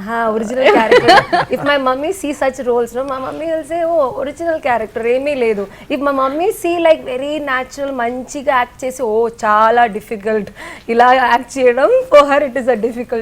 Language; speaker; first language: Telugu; non-native, learner; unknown